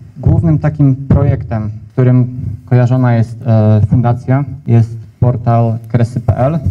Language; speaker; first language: Polish; native; Polish